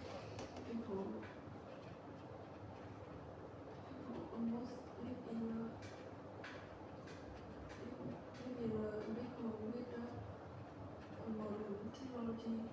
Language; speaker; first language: English; non-native, learner; Vietnamese